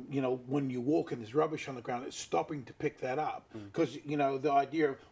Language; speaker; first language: English; native; English